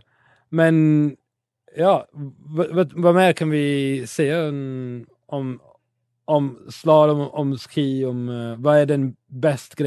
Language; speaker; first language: Swedish; non-native, learner; English